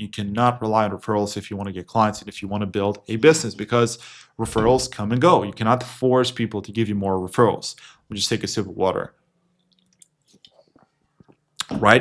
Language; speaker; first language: English; non-native, fluent; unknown